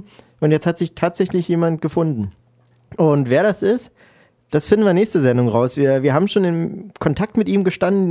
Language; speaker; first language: German; native; German